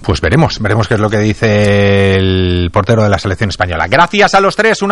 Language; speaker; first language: Spanish; native; Spanish